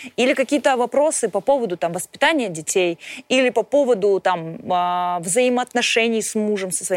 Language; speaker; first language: Russian; native; Russian